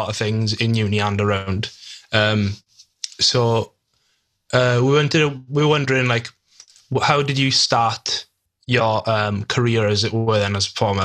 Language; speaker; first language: English; native; English